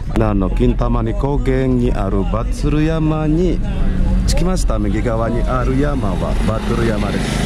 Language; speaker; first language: Japanese; non-native, learner; Indonesian